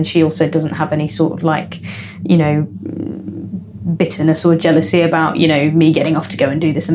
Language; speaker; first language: English; native; English